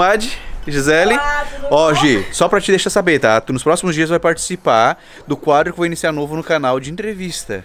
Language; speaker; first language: Portuguese; native; Portuguese